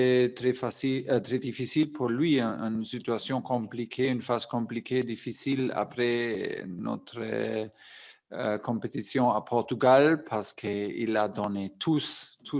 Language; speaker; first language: French; non-native, fluent; German